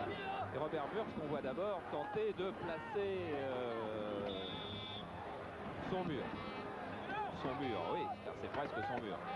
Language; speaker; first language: French; native; French